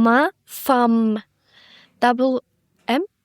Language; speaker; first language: French; non-native, learner; Uzbek